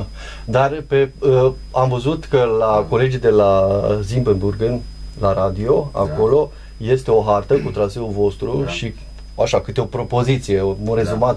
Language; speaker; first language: Romanian; native; Romanian